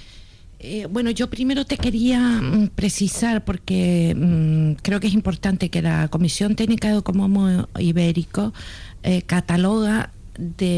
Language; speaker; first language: Spanish; native; Spanish